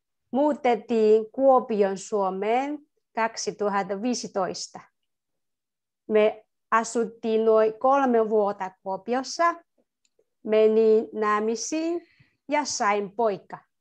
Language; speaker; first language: Finnish; non-native, learner; Chinese